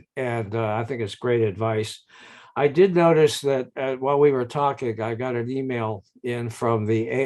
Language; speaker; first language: English; native; English